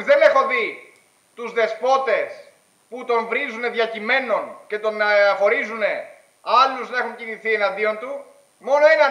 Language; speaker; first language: Greek; native; Greek